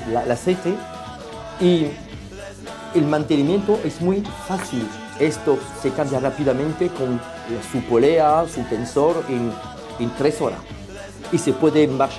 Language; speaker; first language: Spanish; non-native, fluent; French